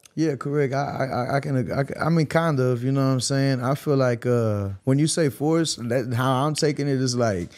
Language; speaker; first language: English; native; English